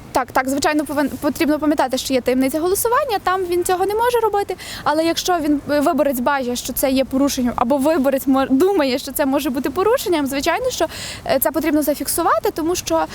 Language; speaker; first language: Ukrainian; native; Ukrainian